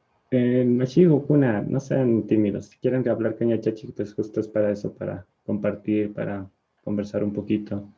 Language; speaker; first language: Spanish; native; Spanish